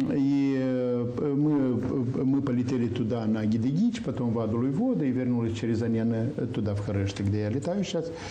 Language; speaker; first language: Russian; non-native, local second language; Romanian